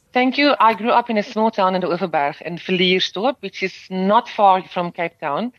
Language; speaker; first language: English; non-native, local second language; Afrikaans